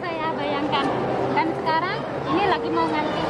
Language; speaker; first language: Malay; non-native, local second language; Javanese